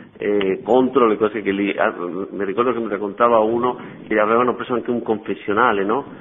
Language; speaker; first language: Italian; non-native, fluent; Spanish